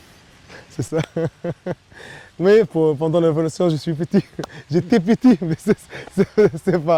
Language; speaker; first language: French; non-native, local second language; Arabic